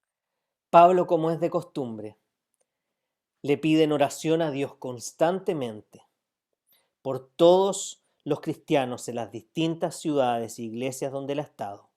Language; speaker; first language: Spanish; native; Spanish